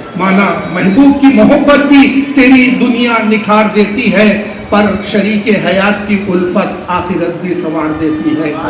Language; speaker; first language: Urdu; native; Urdu